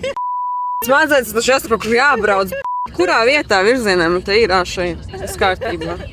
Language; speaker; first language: Latvian; native; Latvian